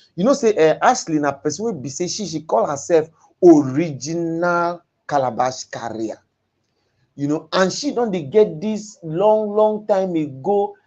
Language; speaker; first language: Nigerian Pidgin; non-native, local second language; Yoruba